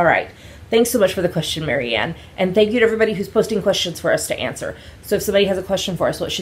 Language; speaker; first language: English; native; English